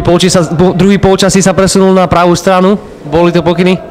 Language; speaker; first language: Slovak; native; Slovak